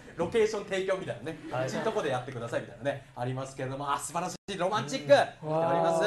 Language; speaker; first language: Japanese; native; Japanese